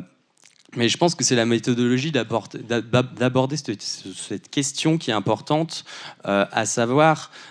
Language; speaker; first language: French; native; French